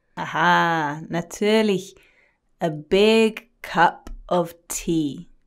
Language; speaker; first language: German; non-native, fluent; English